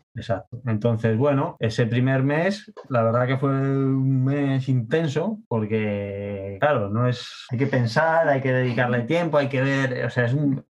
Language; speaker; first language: Spanish; native; Spanish